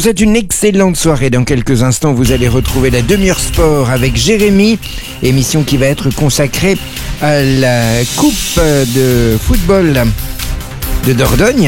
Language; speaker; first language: French; native; French